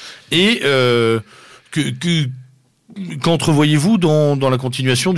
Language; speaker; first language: French; native; French